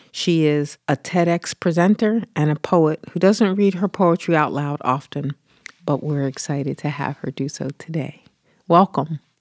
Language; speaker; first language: English; native; English